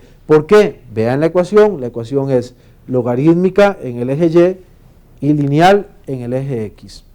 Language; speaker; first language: Spanish; native; Spanish